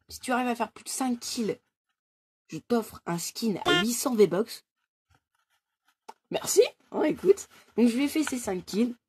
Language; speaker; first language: French; native; French